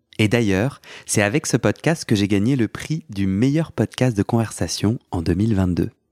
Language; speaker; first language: French; native; French